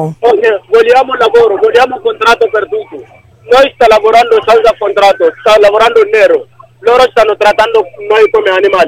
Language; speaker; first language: Italian; non-native, learner; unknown